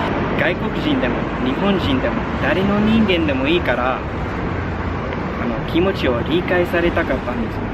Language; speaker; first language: Japanese; non-native, fluent; English